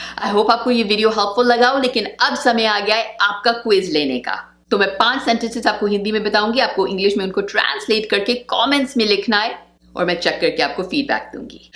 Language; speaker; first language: Hindi; native; Hindi